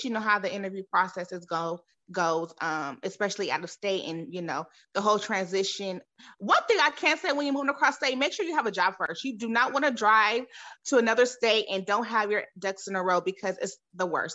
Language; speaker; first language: English; native; English